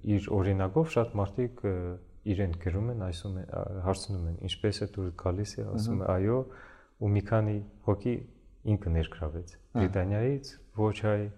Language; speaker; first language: Armenian; early bilingual, heritage; Armenian